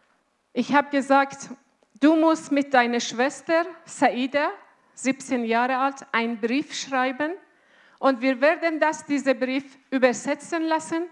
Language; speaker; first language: German; non-native, fluent; Azerbaijani